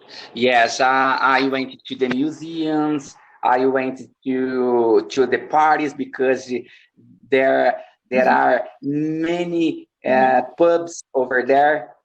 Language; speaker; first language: English; non-native, learner; Portuguese